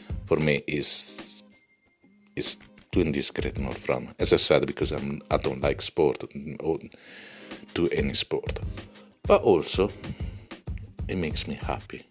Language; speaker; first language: English; non-native, fluent; Italian